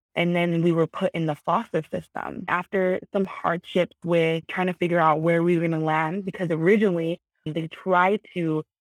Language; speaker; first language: English; early bilingual, other home language; Vietnamese